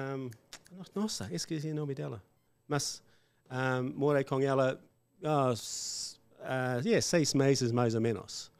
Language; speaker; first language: Portuguese; non-native, learner; English